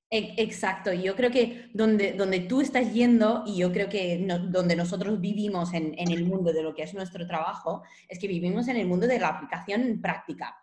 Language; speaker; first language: Spanish; non-native, fluent; English